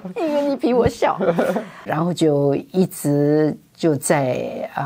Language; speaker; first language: Chinese; non-native, fluent; Wu Chinese